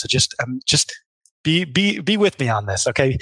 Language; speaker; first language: English; native; English